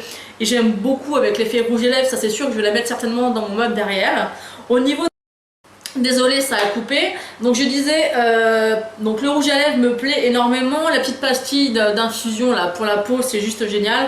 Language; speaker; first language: French; native; French